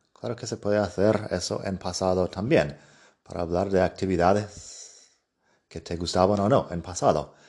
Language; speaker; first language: Spanish; non-native, fluent; English